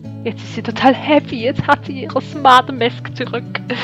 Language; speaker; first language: German; native; German